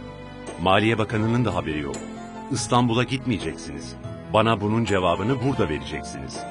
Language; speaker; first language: Turkish; native; Turkish